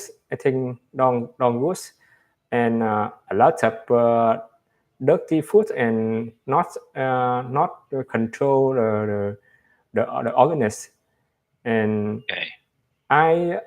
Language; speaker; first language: English; non-native, learner; Vietnamese